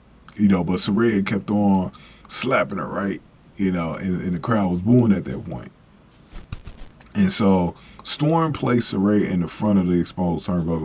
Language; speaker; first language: English; native; English